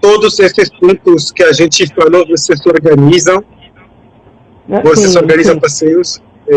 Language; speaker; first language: Portuguese; non-native, fluent; French